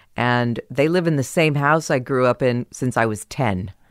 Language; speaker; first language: English; native; English